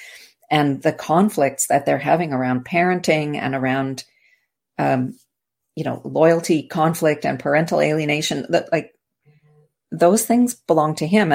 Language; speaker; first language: English; native; English